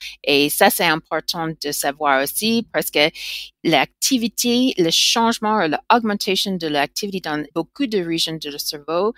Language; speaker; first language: French; non-native, learner; English